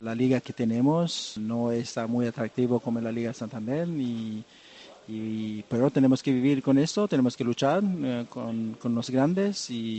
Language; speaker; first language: Spanish; non-native, fluent; French